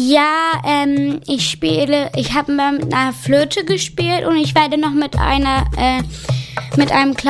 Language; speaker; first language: German; early bilingual, other home language; Turkish